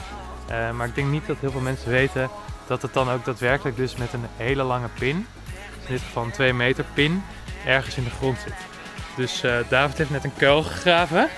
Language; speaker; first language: Dutch; native; Dutch